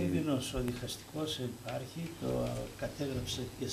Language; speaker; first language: Greek; native; Greek